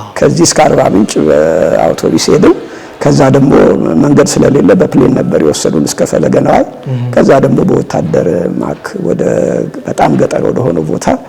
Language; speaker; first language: Amharic; native; Amharic